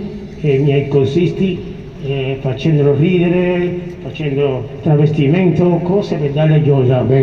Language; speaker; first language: Italian; non-native, fluent; Spanish